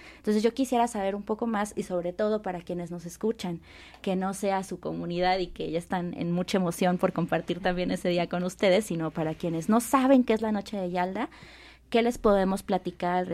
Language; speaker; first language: Spanish; native; Spanish